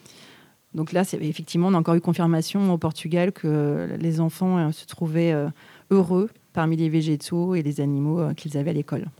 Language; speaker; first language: French; native; French